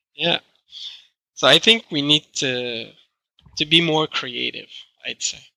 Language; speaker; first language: English; non-native, fluent; French